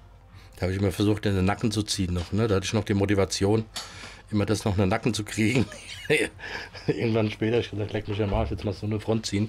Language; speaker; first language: German; native; German